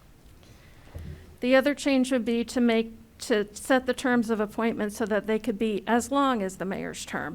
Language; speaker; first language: English; native; English